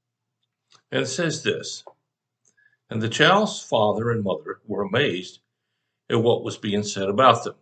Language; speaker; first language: English; native; English